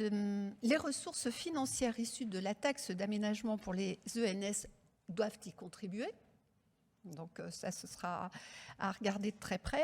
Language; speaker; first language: French; native; French